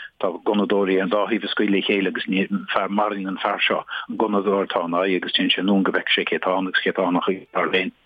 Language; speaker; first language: Irish; native; Irish